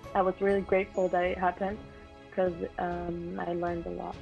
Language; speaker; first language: English; non-native, fluent; Spanish